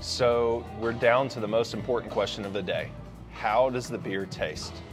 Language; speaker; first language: English; native; English